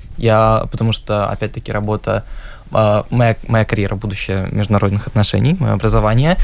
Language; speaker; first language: Russian; native; Russian